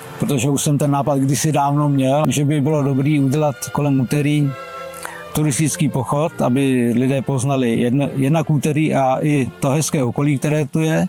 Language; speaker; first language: Czech; native; Czech